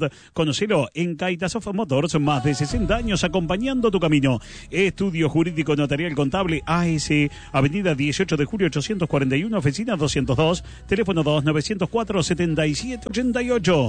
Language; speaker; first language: Spanish; native; Spanish